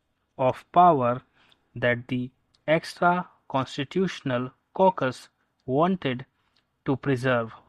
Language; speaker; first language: English; non-native, local second language; Hindi